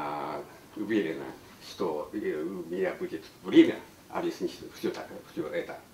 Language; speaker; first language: Russian; non-native, learner; Japanese